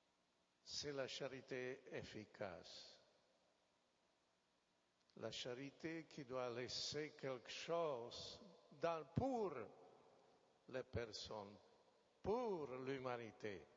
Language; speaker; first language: French; non-native, fluent; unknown